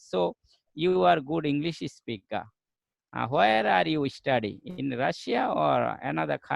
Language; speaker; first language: English; non-native, learner; Bangla